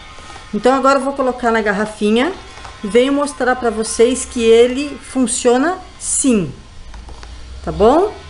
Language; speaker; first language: Portuguese; native; Portuguese